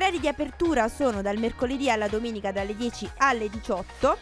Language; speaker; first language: Italian; native; Italian